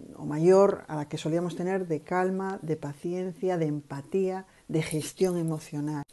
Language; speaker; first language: Spanish; native; Spanish